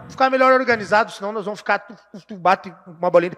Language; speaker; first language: Portuguese; native; Portuguese